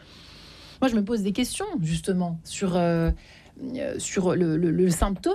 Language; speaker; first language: French; native; French